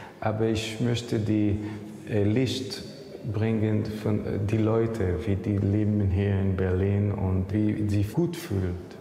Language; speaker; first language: German; non-native, learner; Hebrew